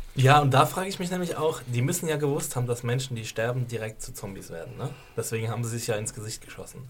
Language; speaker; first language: German; native; German